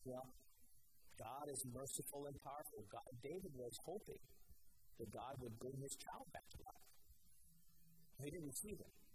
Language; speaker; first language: English; native; English